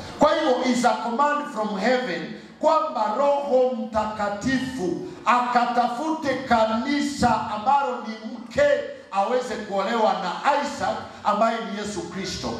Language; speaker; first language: Swahili; non-native, local second language; Gusii